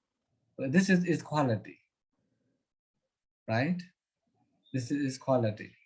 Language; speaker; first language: English; non-native, fluent; Burmese